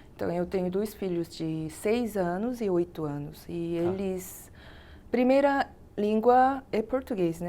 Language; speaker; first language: Portuguese; non-native, fluent; Korean